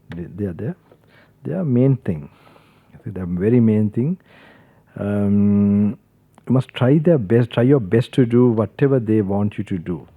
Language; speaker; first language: English; non-native, local second language; Sinhala